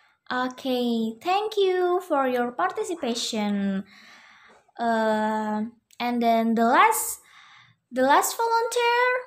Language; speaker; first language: English; non-native, learner; Indonesian